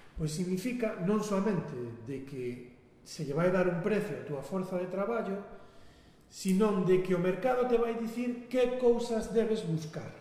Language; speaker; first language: Galician; non-native, local second language; Spanish